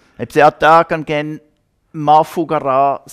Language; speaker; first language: Albanian; non-native, learner; German